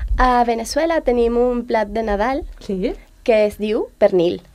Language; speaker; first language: Catalan; non-native, learner; Spanish